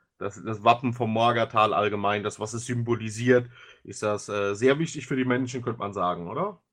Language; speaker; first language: German; native; German